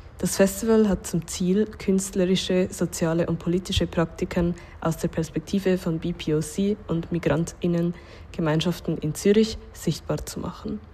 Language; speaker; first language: German; native; German